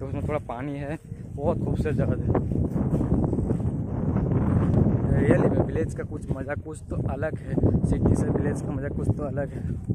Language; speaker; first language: Hindi; non-native, local second language; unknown